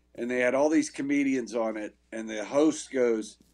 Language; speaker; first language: English; native; English